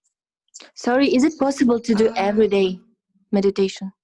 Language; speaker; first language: English; non-native, learner; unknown